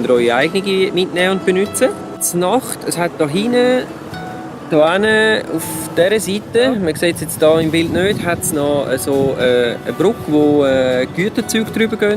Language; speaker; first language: German; native; German